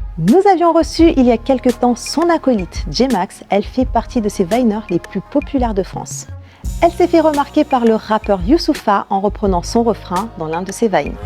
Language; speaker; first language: French; native; French